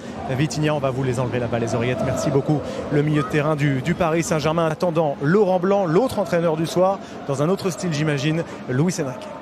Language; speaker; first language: French; native; French